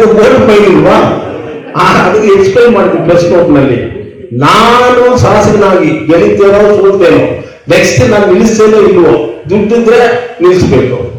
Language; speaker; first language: Kannada; non-native, local second language; Tamil